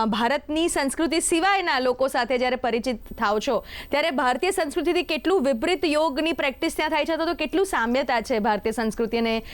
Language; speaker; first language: Gujarati; native; Gujarati